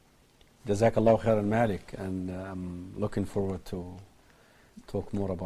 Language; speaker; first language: English; non-native, fluent; Arabic